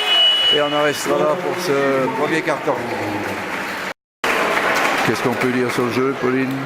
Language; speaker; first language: French; native; French